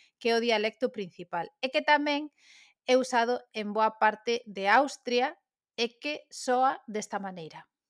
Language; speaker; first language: Galician; native; Galician